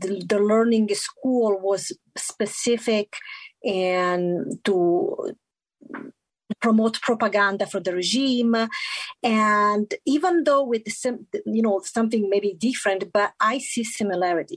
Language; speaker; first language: English; non-native, fluent; Italian